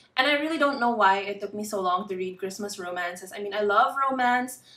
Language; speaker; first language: English; non-native, local second language; Filipino